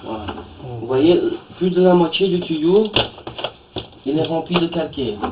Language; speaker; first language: French; native; French